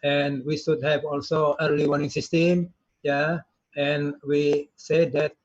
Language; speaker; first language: English; non-native, learner; Indonesian